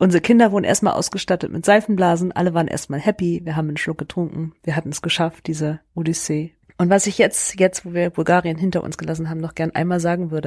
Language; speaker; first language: German; native; German